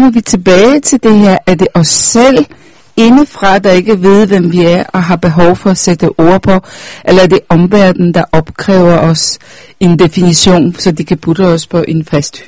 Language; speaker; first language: Danish; non-native, fluent; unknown